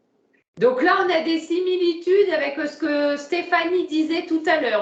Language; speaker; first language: French; native; French